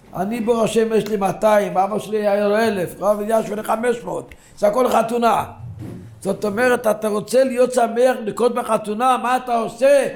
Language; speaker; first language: Hebrew; non-native, local second language; Yiddish